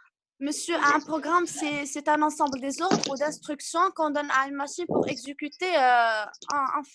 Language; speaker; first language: French; non-native, local second language; Arabic